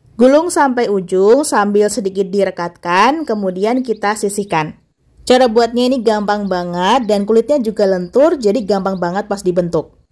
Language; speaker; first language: Indonesian; native; Indonesian